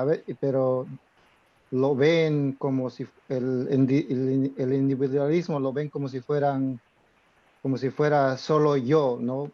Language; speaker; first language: Spanish; non-native, fluent; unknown